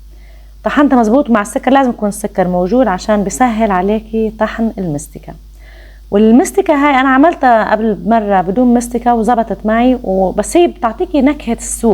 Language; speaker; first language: Arabic; native; Arabic